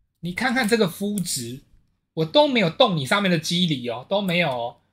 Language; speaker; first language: Chinese; native; Chinese